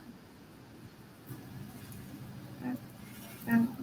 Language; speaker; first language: English; non-native, learner; Vietnamese